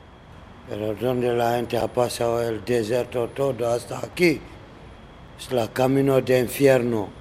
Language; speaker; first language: Spanish; non-native, learner; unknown